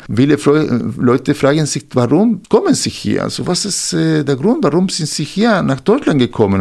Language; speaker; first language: German; non-native, fluent; Spanish